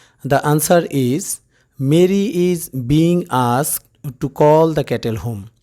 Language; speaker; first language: English; non-native, local second language; Bangla